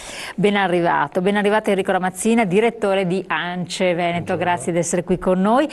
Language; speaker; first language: Italian; native; Italian